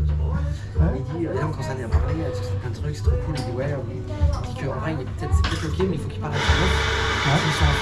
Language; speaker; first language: French; native; French